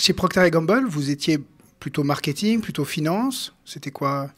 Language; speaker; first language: French; native; French